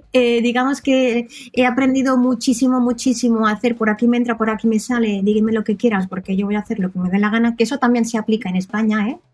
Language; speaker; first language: Spanish; non-native, local second language; Catalan